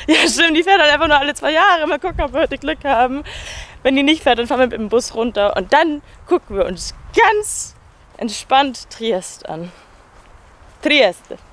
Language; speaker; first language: German; native; German